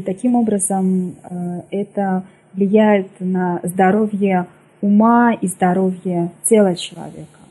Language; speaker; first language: Russian; native; Russian